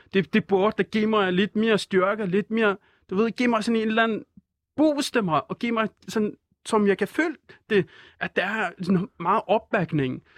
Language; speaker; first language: Danish; non-native, fluent; Persian